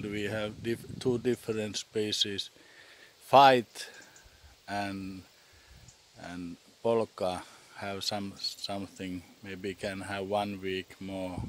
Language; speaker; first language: English; non-native, learner; Thai